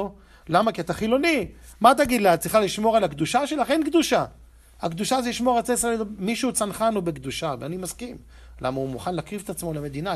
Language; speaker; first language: Hebrew; native; Hebrew